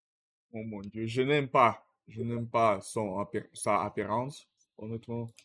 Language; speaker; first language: French; non-native, learner; Russian